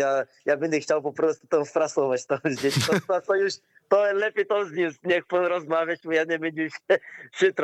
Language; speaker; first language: Polish; non-native, learner; Portuguese